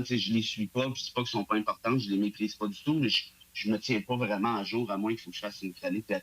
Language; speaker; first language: French; native; French